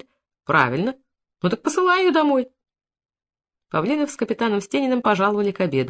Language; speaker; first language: Russian; native; Russian